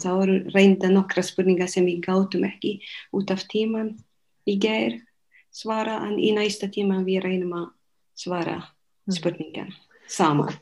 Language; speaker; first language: Icelandic; non-native, fluent; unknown